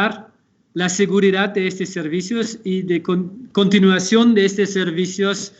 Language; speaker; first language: Spanish; non-native, fluent; Dutch